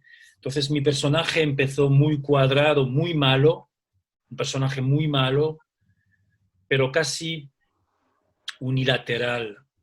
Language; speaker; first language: Spanish; early bilingual, heritage; Spanish